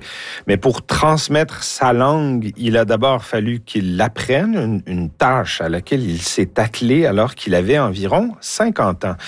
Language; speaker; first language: French; native; French